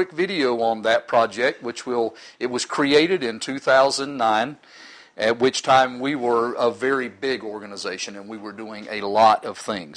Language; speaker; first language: English; native; English